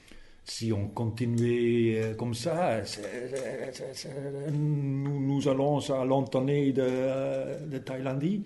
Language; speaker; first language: French; non-native, learner; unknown